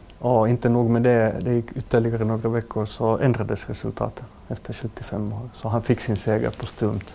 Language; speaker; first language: Swedish; native; Swedish